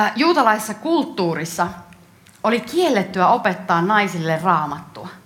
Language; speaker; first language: Finnish; native; Finnish